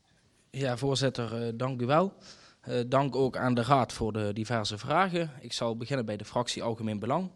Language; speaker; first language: Dutch; native; Dutch